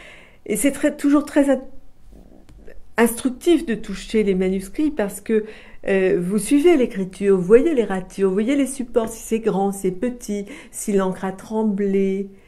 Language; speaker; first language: French; native; French